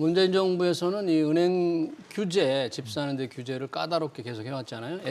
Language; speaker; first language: Korean; native; Korean